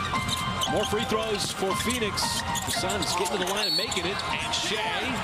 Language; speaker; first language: English; native; English